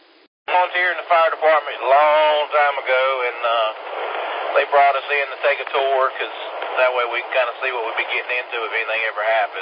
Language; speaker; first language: English; native; English